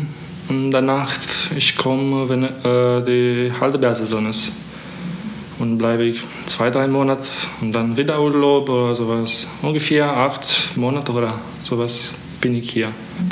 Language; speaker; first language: German; non-native, learner; Romanian